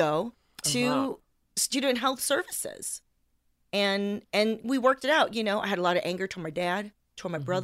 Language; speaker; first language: English; native; English